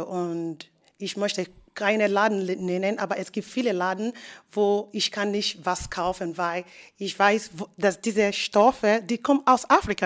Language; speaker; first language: German; non-native, fluent; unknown